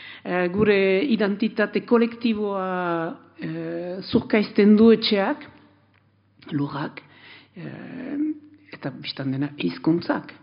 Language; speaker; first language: Basque; native; Basque